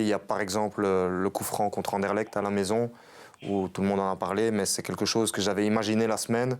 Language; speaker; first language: French; native; French